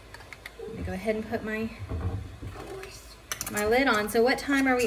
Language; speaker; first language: English; native; English